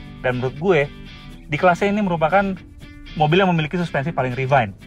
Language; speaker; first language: Indonesian; native; Indonesian